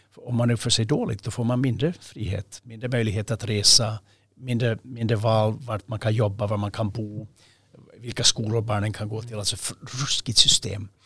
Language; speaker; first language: Swedish; native; Swedish